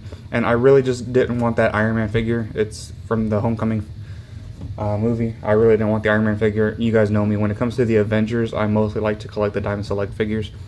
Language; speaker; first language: English; native; English